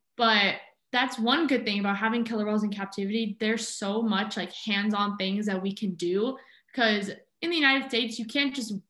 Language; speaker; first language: English; native; English